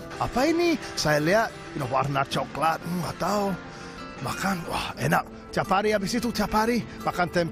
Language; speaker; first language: Indonesian; non-native, learner; English